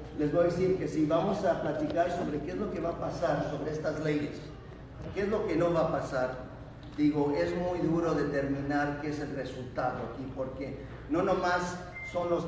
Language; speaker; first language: Spanish; early bilingual, heritage; Spanish